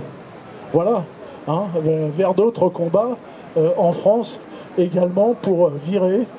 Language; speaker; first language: French; native; French